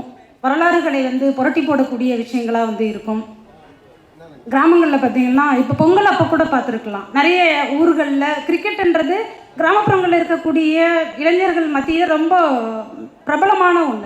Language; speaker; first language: Tamil; native; Tamil